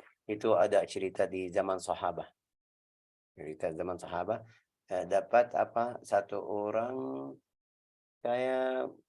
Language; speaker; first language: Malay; non-native, learner; Arabic